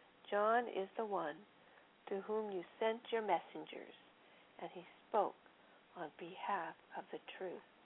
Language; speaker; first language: English; native; English